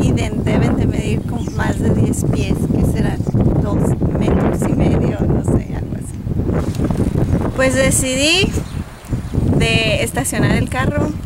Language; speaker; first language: Spanish; early bilingual, heritage; Spanish